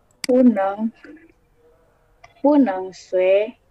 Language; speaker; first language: Chinese; non-native, learner; Indonesian